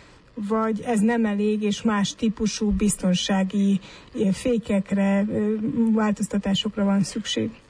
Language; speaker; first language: Hungarian; native; Hungarian